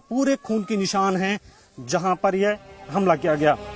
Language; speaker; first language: Hindi; native; Hindi